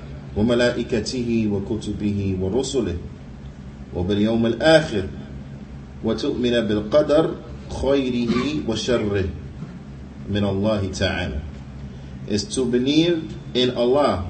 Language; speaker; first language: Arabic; non-native, fluent; English